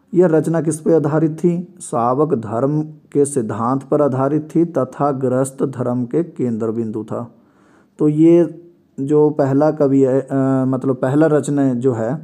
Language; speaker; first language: Hindi; non-native, local second language; Punjabi